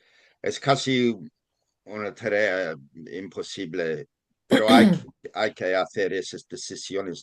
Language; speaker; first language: Spanish; non-native, fluent; English